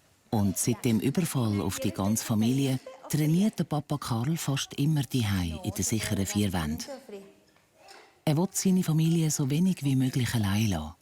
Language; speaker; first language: German; native; German